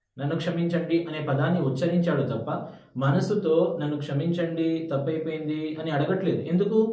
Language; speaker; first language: Telugu; non-native, local second language; Urdu